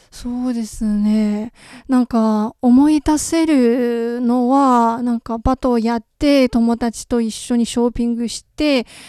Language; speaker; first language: Japanese; non-native, fluent; Chinese